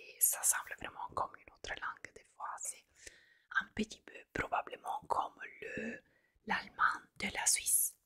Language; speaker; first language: French; non-native, fluent; Italian